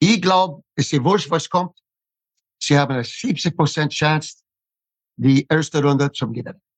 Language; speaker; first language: German; non-native, fluent; English